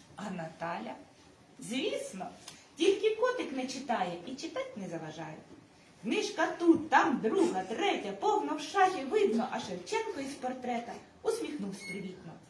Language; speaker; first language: Ukrainian; native; Ukrainian